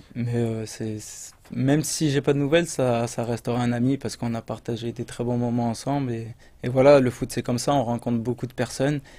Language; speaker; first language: French; native; French